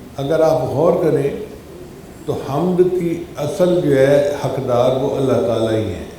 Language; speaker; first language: Urdu; non-native, local second language; Punjabi